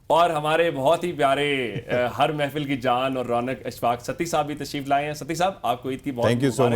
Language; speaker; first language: Urdu; native; Urdu